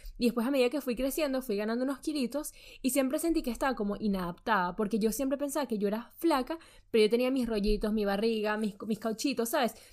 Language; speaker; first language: Spanish; native; Spanish